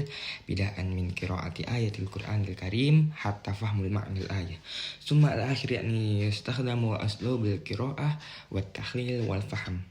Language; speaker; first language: Arabic; non-native, learner; Indonesian